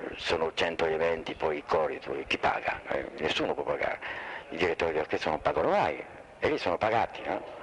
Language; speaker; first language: Italian; non-native, fluent; French